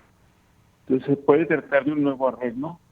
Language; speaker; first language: Spanish; native; Spanish